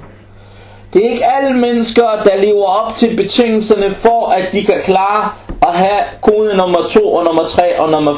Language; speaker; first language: Danish; non-native, fluent; Arabic